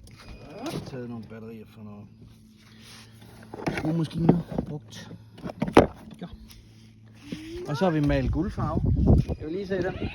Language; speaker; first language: Danish; native; Danish